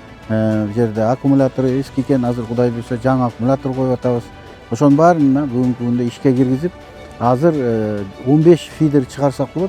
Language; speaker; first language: Kyrgyz; native; Kyrgyz